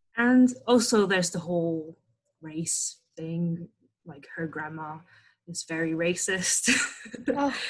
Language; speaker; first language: English; non-native, fluent; Indonesian